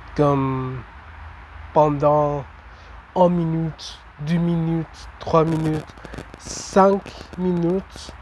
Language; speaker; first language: French; non-native, learner; English